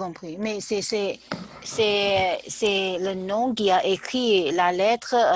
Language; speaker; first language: French; non-native, learner; Chinese